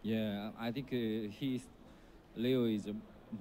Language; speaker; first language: English; non-native, learner; Korean